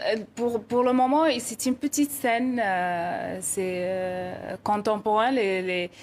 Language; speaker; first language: French; non-native, fluent; Arabic